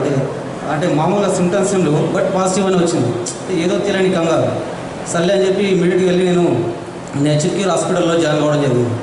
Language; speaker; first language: Telugu; native; Telugu